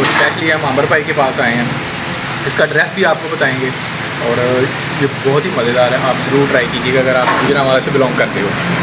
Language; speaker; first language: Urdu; non-native, local second language; Punjabi